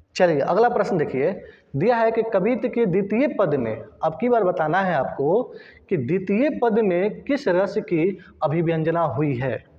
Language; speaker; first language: Hindi; native; Hindi